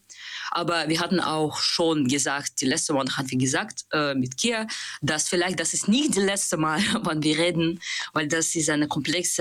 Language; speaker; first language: German; non-native, learner; Russian